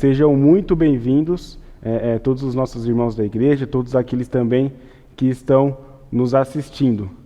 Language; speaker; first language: Portuguese; native; Portuguese